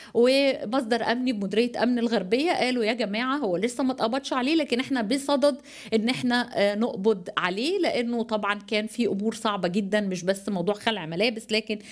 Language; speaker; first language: Arabic; native; Arabic